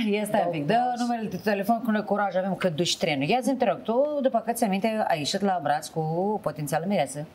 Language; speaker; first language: Romanian; native; Romanian